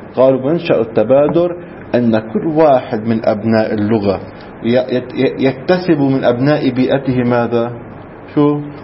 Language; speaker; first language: Arabic; native; Arabic